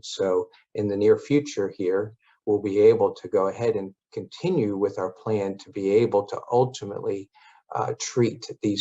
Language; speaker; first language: English; native; English